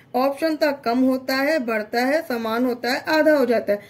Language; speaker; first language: Hindi; native; Hindi